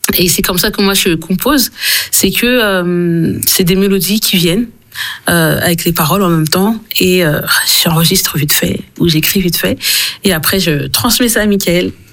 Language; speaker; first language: French; early bilingual, other home language; Haitian Creole